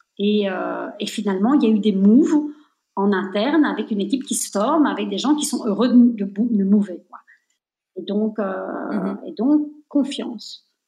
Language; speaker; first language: French; native; French